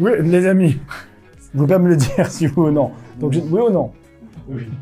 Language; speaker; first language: French; native; French